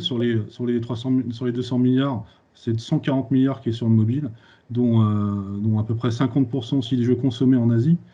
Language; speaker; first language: French; native; French